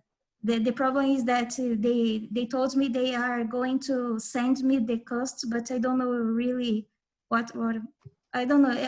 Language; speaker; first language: English; non-native, fluent; Portuguese